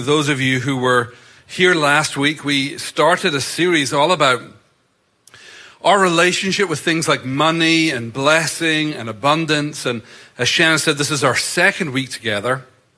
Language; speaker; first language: English; native; English